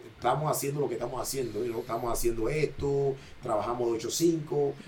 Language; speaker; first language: English; non-native, fluent; Spanish